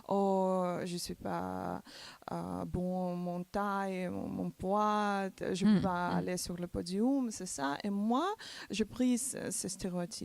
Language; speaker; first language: French; non-native, learner; Macedonian